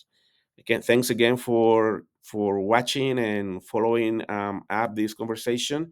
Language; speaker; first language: English; non-native, fluent; Spanish